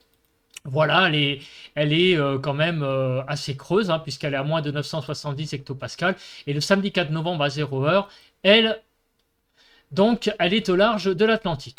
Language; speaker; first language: French; native; French